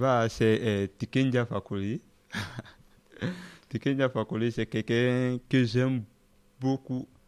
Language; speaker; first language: French; non-native, local second language; Dyula